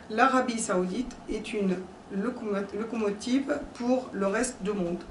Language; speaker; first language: French; non-native, fluent; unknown